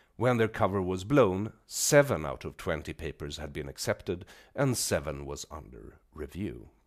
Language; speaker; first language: English; non-native, fluent; Swedish